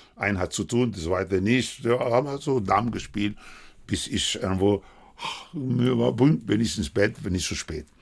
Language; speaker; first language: German; non-native, fluent; Spanish